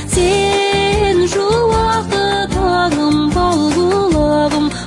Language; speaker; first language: Russian; non-native, local second language; Kazakh